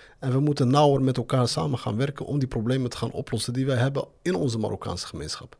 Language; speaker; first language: Dutch; early bilingual, other home language; Arabic